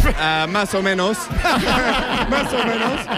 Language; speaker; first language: Spanish; non-native, learner; English